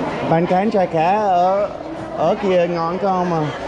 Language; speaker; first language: Vietnamese; non-native, learner; English